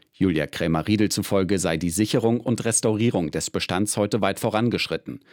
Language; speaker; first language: German; native; German